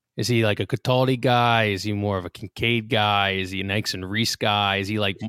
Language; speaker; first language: English; native; English